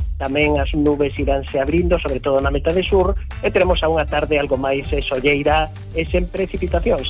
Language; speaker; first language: Galician; native; Galician